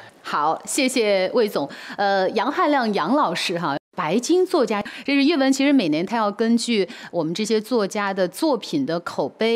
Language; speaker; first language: Chinese; native; Chinese